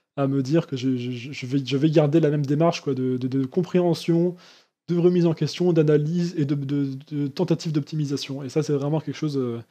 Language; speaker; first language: French; native; French